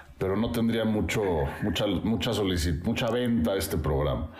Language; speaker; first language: Spanish; native; Spanish